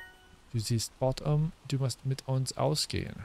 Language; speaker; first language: German; non-native, learner; English